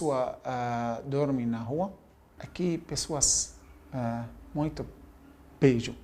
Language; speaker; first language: Portuguese; non-native, learner; Arabic